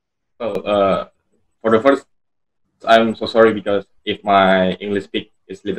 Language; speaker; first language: English; non-native, learner; Indonesian